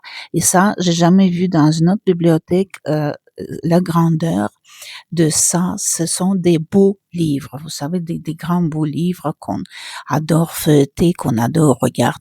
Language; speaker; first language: French; non-native, fluent; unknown